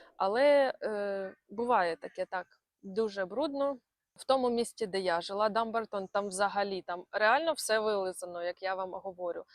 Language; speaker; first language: Ukrainian; non-native, local second language; Russian